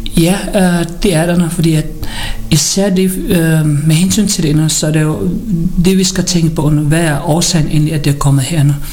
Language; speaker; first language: Danish; early bilingual, other home language; Filipino